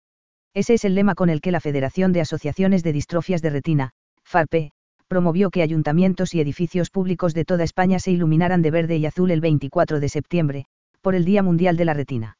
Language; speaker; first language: Spanish; native; Spanish